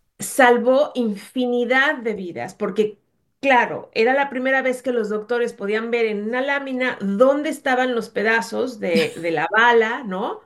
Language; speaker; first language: Spanish; native; Spanish